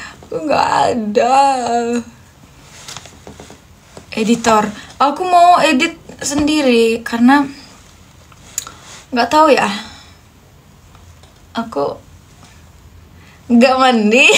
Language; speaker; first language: Indonesian; non-native, fluent; Turkish